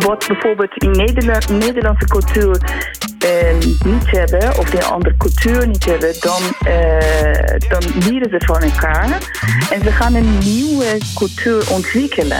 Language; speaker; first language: Dutch; non-native, fluent; Persian